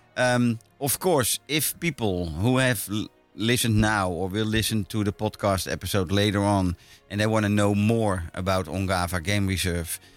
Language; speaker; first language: English; non-native, fluent; Dutch